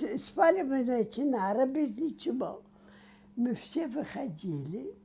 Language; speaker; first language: Russian; non-native, local second language; Yiddish